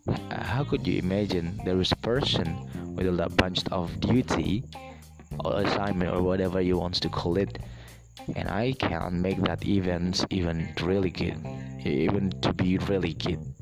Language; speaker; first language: English; non-native, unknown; Indonesian